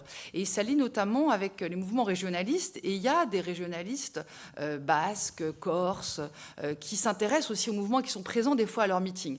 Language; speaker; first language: French; native; French